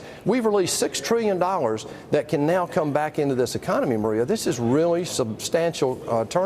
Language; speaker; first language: English; native; English